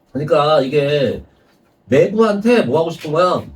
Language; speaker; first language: Korean; native; Korean